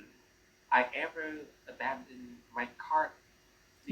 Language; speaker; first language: English; non-native, learner; Vietnamese